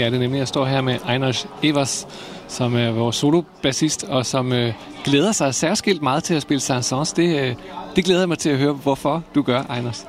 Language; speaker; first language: Danish; native; Danish